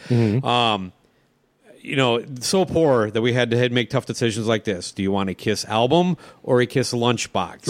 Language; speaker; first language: English; native; English